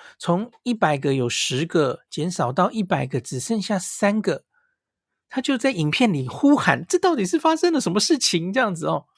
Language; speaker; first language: Chinese; native; Chinese